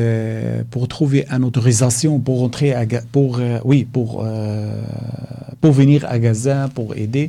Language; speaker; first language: French; non-native, learner; Arabic